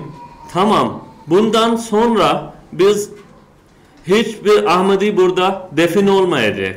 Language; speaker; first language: Turkish; non-native, learner; Urdu